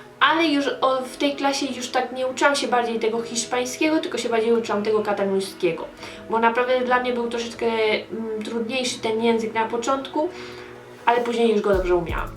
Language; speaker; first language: Polish; early bilingual, heritage; Polish